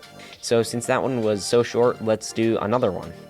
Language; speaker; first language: English; native; English